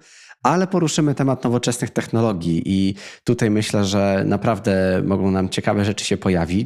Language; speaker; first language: Polish; native; Polish